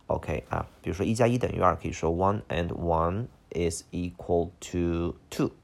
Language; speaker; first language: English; non-native, fluent; Chinese